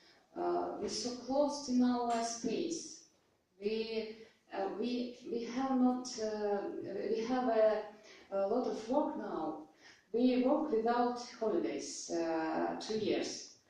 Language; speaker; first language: English; non-native, learner; Russian